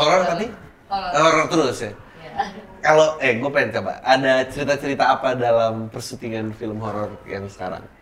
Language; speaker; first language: Indonesian; native; Indonesian